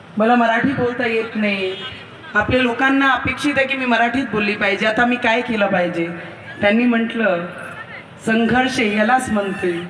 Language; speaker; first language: Marathi; non-native, local second language; Hindi